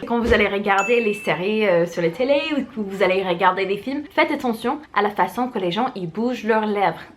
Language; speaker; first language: French; non-native, fluent; English